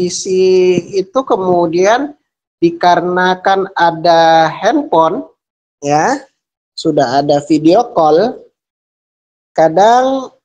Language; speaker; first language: Indonesian; native; Indonesian